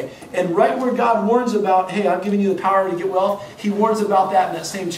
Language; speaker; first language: English; native; English